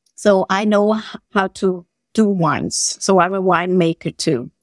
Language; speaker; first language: English; non-native, fluent; German